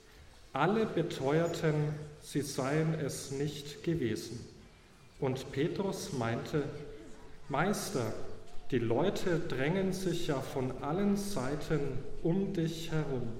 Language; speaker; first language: German; native; German